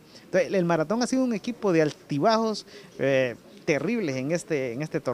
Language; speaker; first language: Spanish; native; Spanish